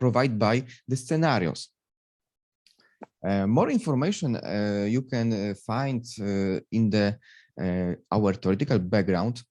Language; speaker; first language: English; non-native, fluent; Polish